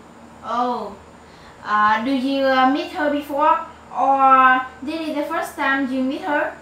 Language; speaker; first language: English; non-native, learner; Vietnamese